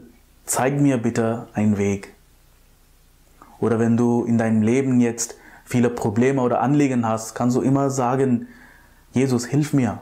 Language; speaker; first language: German; non-native, fluent; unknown